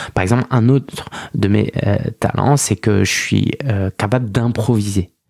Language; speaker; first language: French; early bilingual, other home language; Chinese